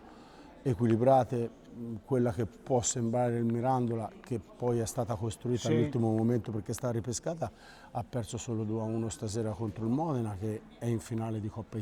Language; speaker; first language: Italian; native; Italian